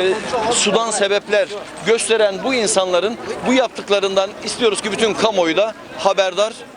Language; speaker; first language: Turkish; native; Turkish